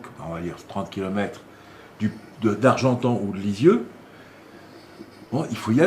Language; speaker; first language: French; native; French